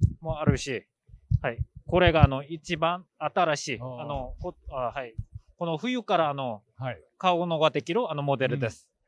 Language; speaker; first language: Japanese; non-native, learner; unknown